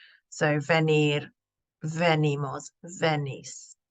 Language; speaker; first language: Spanish; non-native, fluent; English